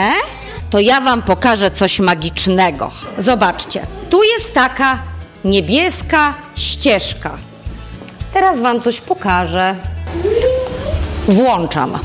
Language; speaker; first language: Polish; native; Polish